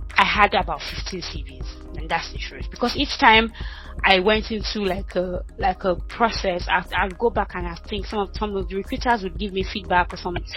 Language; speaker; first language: English; non-native, local second language; Yoruba